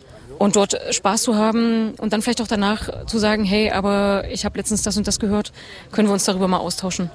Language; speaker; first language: German; native; German